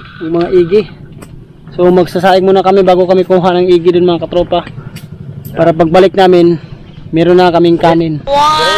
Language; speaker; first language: Filipino; non-native, local second language; Cebuano